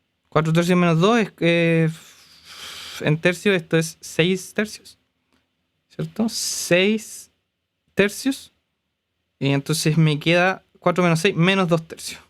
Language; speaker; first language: Spanish; native; Spanish